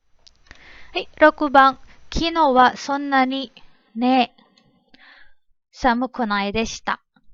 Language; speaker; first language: Japanese; non-native, fluent; Filipino